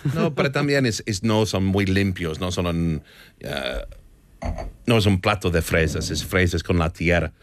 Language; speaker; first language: Spanish; non-native, learner; English